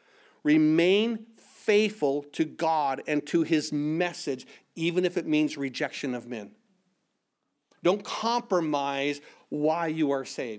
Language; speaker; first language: English; native; English